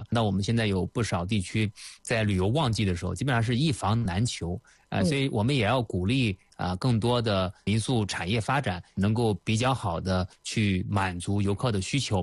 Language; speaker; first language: Chinese; native; Chinese